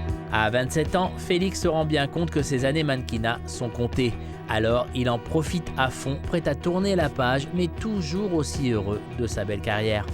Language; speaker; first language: French; native; French